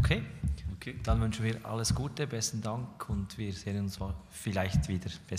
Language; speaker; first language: German; native; German